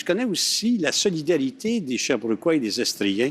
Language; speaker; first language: French; native; French